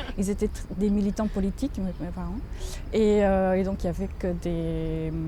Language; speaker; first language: French; non-native, fluent; Portuguese